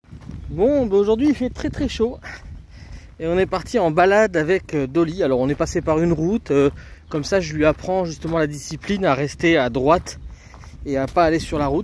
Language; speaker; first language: French; native; French